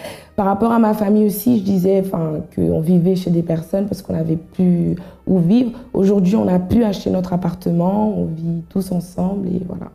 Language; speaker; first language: French; native; French